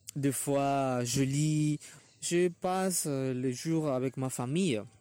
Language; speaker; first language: French; non-native, learner; Spanish